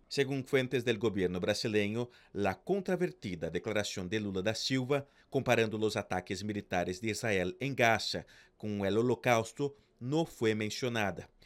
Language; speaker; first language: Portuguese; non-native, fluent; Spanish